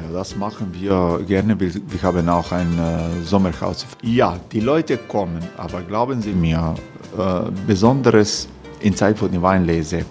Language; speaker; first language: German; non-native, learner; Croatian